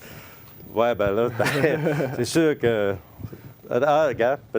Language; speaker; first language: French; native; French